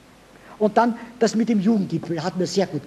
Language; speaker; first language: German; native; German